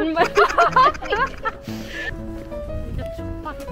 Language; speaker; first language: Korean; native; Korean